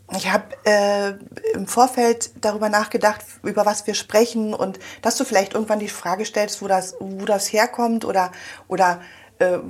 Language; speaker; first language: German; native; German